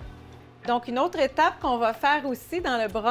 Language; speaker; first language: French; native; French